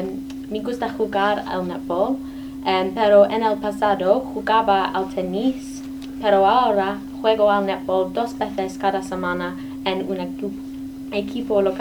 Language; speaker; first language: Spanish; non-native, learner; English